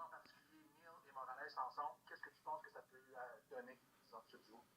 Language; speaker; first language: French; native; French